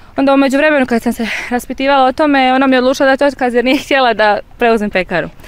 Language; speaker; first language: Croatian; native; Croatian